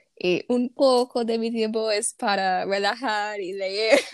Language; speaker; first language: Spanish; non-native, learner; English